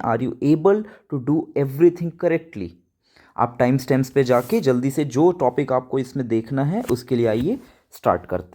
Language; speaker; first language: Hindi; native; Hindi